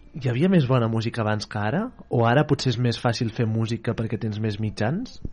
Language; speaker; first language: Catalan; native; Catalan